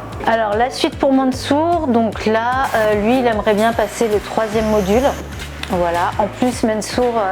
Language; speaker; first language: French; native; French